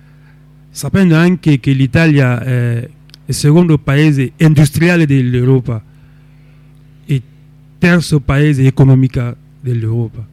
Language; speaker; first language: Italian; non-native, local second language; French